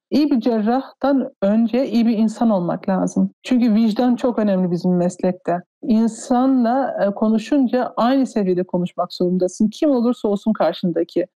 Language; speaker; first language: Turkish; early bilingual, heritage; Turkish